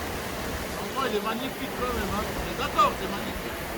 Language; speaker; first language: French; native; French